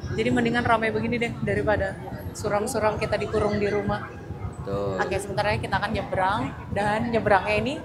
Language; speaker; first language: Indonesian; native; Indonesian